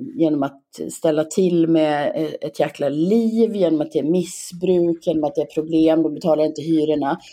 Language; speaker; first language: Swedish; native; Swedish